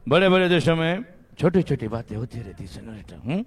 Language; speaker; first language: Hindi; non-native, local second language; Marathi